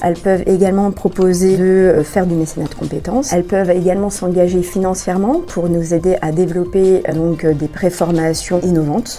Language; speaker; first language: French; native; French